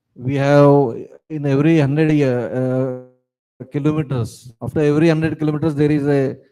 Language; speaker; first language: English; non-native, local second language; Marathi